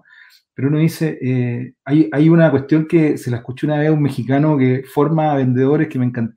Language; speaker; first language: Spanish; native; Spanish